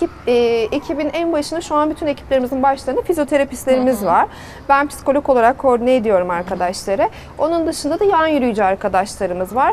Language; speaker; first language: Turkish; native; Turkish